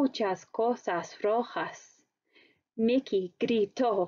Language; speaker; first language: Spanish; non-native, fluent; English